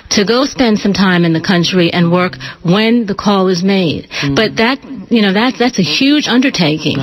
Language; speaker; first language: English; native; English